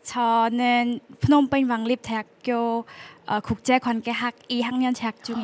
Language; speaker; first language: Korean; non-native, learner; Khmer